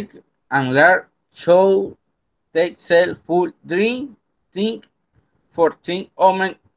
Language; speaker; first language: English; non-native, learner; Spanish